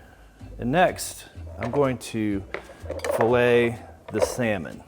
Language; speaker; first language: English; native; English